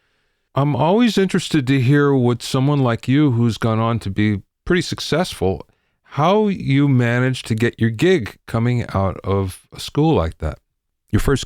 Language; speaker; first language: English; native; English